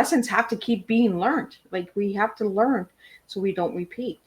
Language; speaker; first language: English; native; English